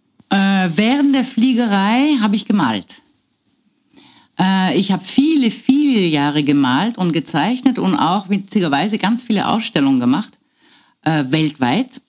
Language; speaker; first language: German; non-native, fluent; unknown